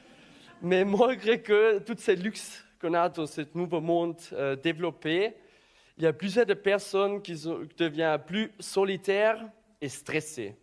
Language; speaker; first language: French; non-native, learner; German